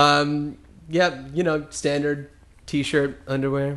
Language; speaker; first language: English; native; English